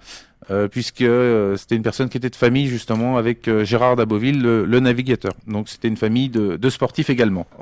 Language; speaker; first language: French; native; French